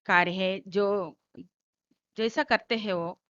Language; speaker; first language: Hindi; non-native, local second language; Telugu